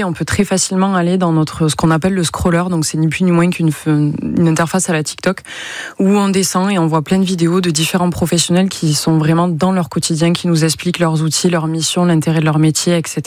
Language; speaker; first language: French; native; French